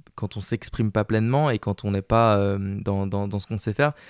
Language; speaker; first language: French; native; French